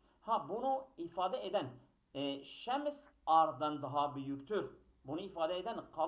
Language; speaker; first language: Turkish; native; Turkish